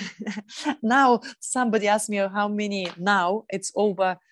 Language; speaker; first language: English; non-native, fluent; Russian